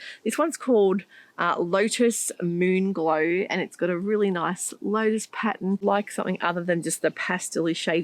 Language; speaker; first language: English; native; English